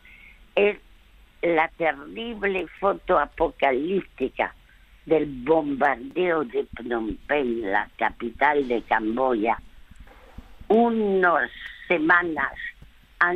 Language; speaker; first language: Spanish; early bilingual, other home language; French